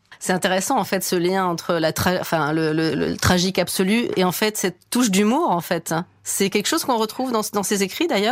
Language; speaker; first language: French; native; French